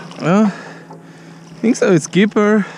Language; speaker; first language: English; non-native, learner; Ukrainian